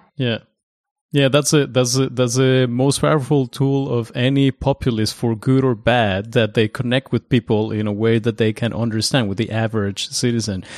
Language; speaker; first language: English; non-native, fluent; Spanish